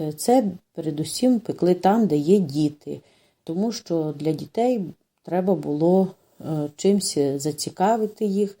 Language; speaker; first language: Ukrainian; native; Ukrainian